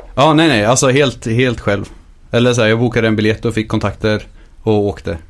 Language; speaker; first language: Swedish; native; Swedish